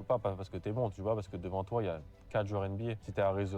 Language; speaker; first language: French; native; French